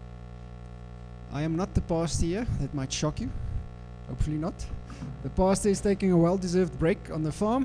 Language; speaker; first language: English; non-native, local second language; Afrikaans